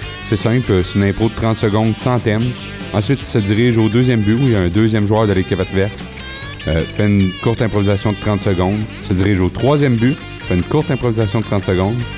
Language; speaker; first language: French; native; French